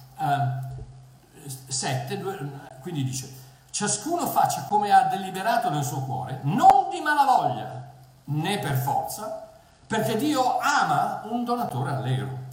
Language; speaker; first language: Italian; early bilingual, heritage; Italian